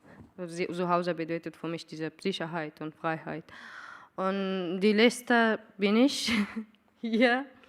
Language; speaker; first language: German; non-native, learner; Persian